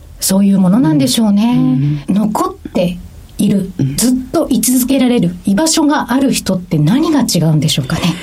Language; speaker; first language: Japanese; native; Japanese